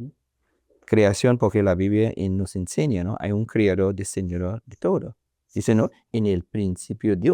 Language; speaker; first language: Spanish; non-native, learner; English